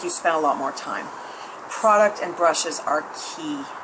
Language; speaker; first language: English; native; English